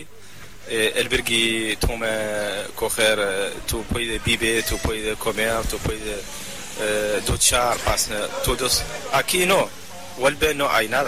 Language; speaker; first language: Spanish; non-native, learner; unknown